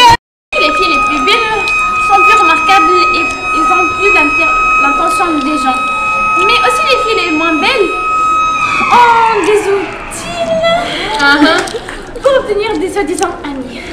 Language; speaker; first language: French; non-native, local second language; Arabic